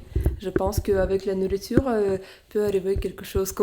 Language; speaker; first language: French; non-native, fluent; Russian